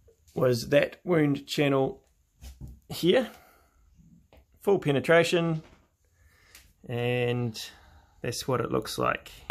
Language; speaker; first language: English; native; English